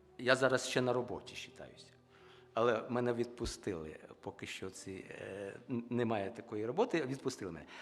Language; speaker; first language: Ukrainian; non-native, local second language; Russian